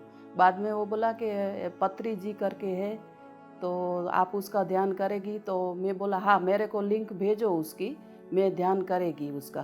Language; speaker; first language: Hindi; non-native, local second language; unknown